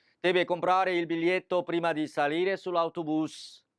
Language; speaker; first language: Italian; non-native, fluent; Korean